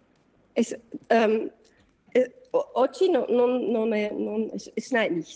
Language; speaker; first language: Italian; non-native, learner; German